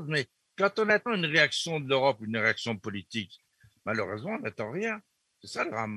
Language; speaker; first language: French; native; French